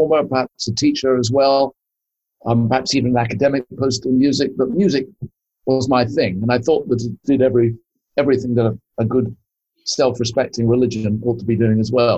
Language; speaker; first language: English; native; English